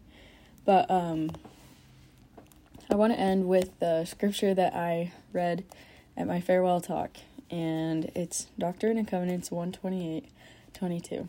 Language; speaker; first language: English; native; English